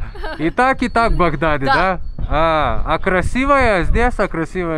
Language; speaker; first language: Russian; non-native, learner; Lithuanian